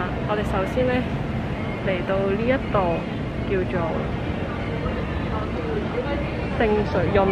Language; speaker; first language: Cantonese; native; Cantonese